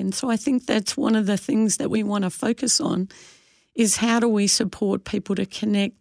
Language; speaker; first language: English; native; English